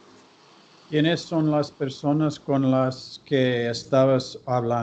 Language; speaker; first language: Spanish; non-native, learner; English